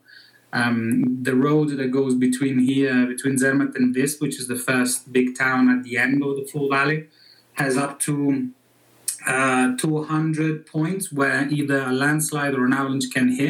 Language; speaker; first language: English; non-native, fluent; Italian